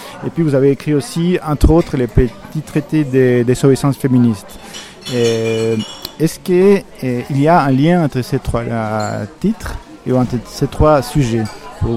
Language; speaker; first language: French; native; French